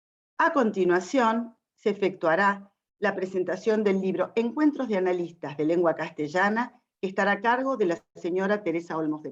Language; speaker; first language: Spanish; native; Spanish